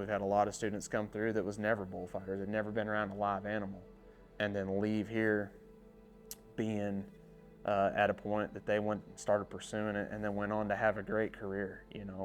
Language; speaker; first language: English; native; English